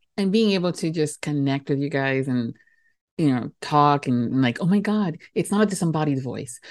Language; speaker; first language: English; native; English